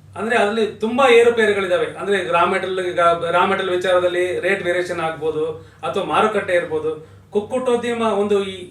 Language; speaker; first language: Kannada; native; Kannada